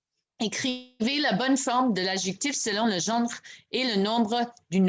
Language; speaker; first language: French; non-native, local second language; English